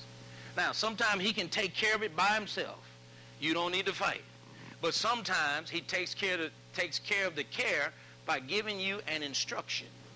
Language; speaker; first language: English; native; English